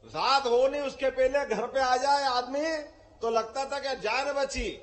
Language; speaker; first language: Hindi; native; Hindi